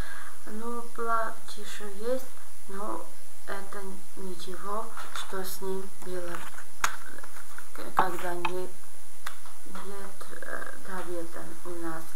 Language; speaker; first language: Russian; non-native, fluent; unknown